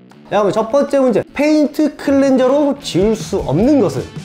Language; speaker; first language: Korean; native; Korean